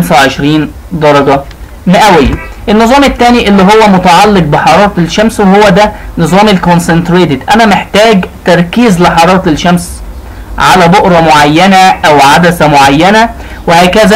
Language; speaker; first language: Arabic; native; Arabic